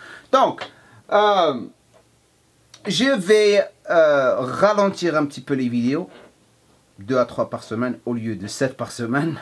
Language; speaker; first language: French; non-native, fluent; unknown